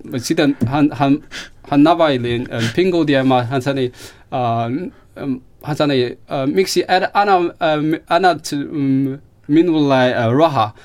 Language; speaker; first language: Finnish; non-native, learner; Chinese